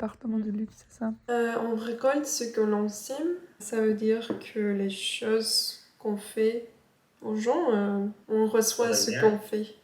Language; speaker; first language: French; non-native, fluent; English